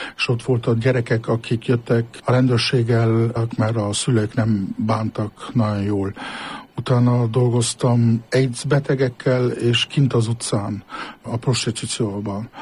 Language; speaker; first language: Hungarian; early bilingual, heritage; Hungarian